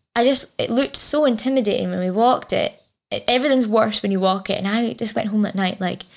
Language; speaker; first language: English; native; English